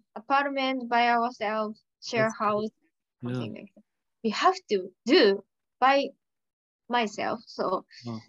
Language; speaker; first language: English; non-native, learner; Japanese